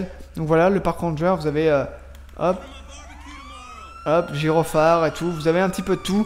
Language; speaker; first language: French; native; French